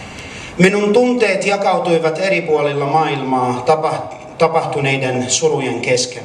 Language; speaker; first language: Finnish; non-native, fluent; Arabic